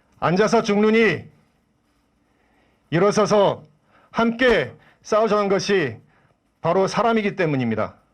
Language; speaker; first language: Korean; native; Korean